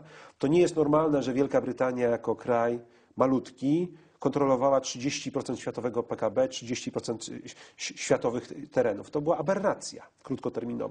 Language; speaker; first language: Polish; native; Polish